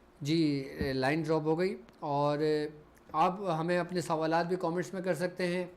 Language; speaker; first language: Urdu; native; Urdu